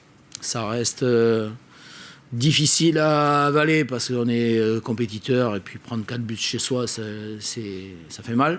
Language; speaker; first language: French; native; French